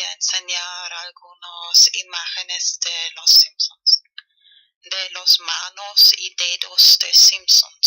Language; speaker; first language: Spanish; non-native, learner; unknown